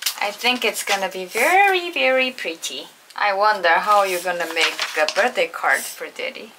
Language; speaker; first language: English; non-native, fluent; Korean